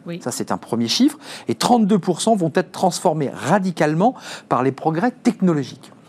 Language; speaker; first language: French; native; French